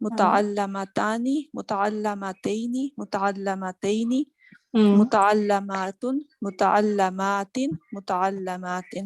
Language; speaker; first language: Arabic; non-native, learner; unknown